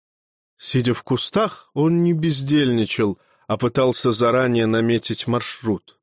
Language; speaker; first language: Russian; native; Russian